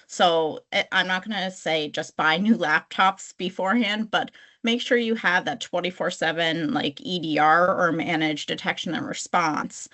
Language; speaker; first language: English; native; English